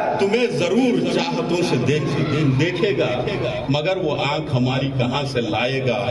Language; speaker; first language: Urdu; native; Urdu